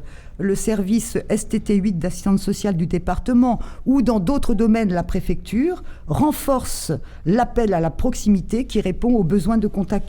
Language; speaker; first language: French; native; French